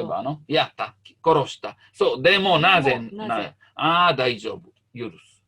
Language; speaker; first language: Japanese; non-native, learner; Italian